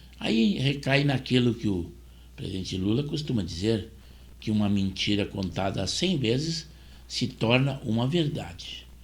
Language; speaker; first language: Portuguese; native; Portuguese